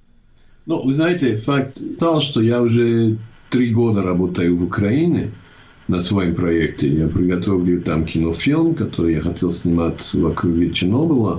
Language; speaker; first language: Russian; non-native, fluent; English